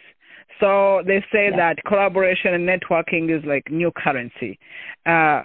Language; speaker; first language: English; non-native, local second language; Kinyarwanda